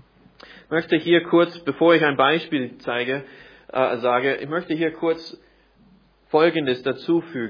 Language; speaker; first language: German; non-native, fluent; English